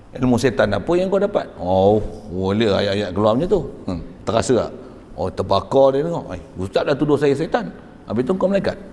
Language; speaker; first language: Malay; native; Malay